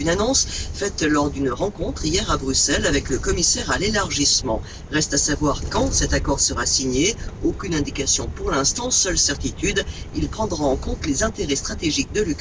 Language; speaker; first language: French; native; French